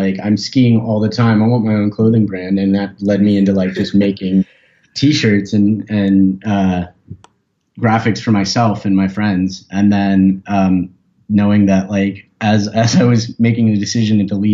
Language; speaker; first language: English; native; English